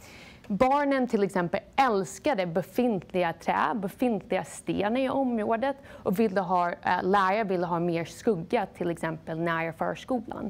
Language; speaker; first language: Swedish; non-native, fluent; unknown